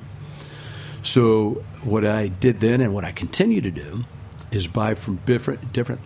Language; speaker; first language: English; native; English